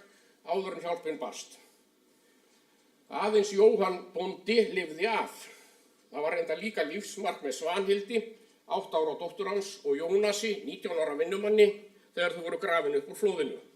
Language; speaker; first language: Icelandic; native; Icelandic